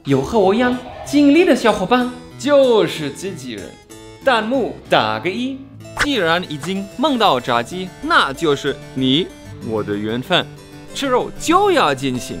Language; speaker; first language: Chinese; non-native, fluent; German